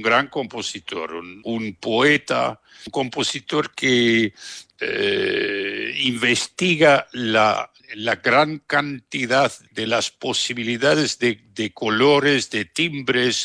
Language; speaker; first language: Spanish; non-native, fluent; German